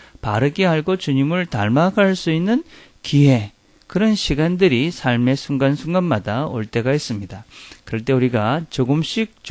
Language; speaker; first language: Korean; native; Korean